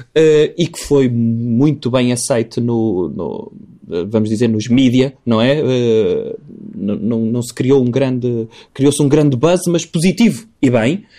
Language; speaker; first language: Portuguese; native; Portuguese